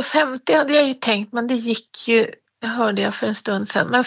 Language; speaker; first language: Swedish; native; Swedish